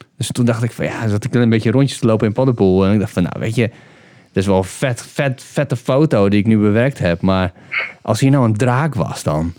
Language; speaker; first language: Dutch; early bilingual, other home language; Bulgarian